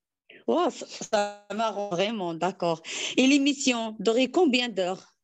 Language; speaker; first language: French; non-native, learner; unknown